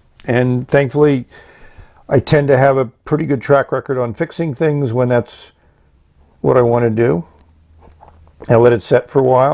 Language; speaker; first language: English; native; English